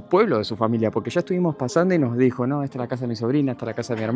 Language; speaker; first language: Spanish; native; Spanish